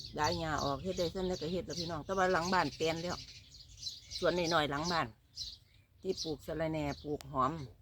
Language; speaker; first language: Thai; native; Thai